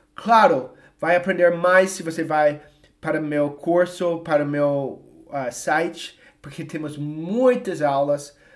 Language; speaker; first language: Portuguese; non-native, fluent; English